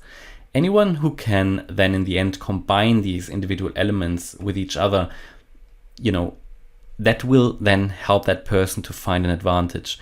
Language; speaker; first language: English; non-native, fluent; German